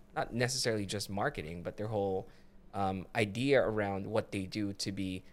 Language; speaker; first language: English; non-native, local second language; Filipino